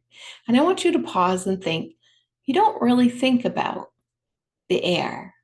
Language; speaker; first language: English; native; English